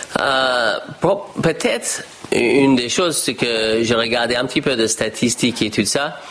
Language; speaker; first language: French; non-native, fluent; English